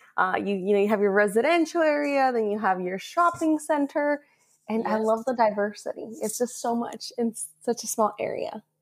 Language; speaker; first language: English; native; English